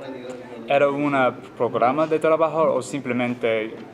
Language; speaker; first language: Spanish; non-native, learner; English